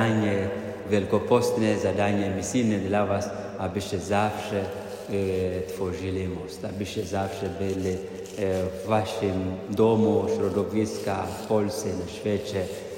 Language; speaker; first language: Polish; non-native, fluent; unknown